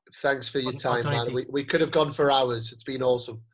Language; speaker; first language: English; native; English